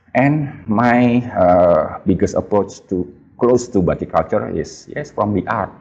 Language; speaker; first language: English; non-native, fluent; Indonesian